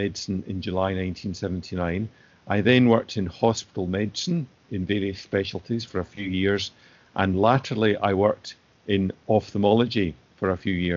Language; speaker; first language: English; native; English